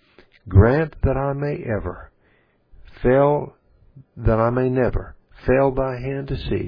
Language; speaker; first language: English; native; English